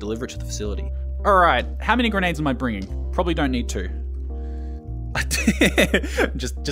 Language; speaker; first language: English; native; English